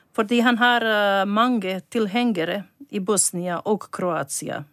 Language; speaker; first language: Norwegian; non-native, learner; Bosnian